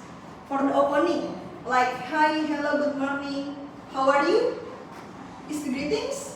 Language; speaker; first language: English; non-native, fluent; Indonesian